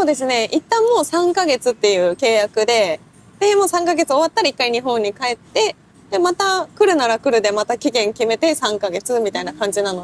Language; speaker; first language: Japanese; native; Japanese